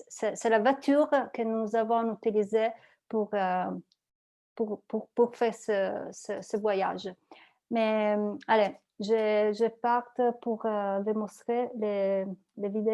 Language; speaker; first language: French; non-native, learner; Italian